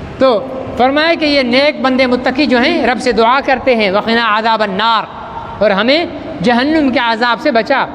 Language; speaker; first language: Urdu; non-native, local second language; Sindhi